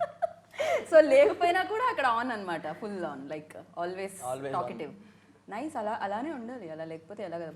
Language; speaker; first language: Telugu; native; Telugu